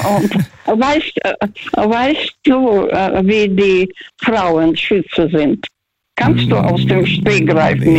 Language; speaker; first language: German; non-native, fluent; Russian